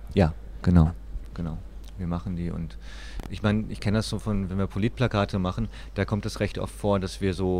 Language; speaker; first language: German; native; German